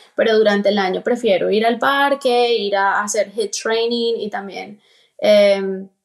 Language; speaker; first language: Spanish; native; Spanish